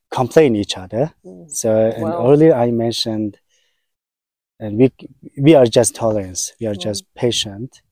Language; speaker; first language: English; non-native, learner; Mongolian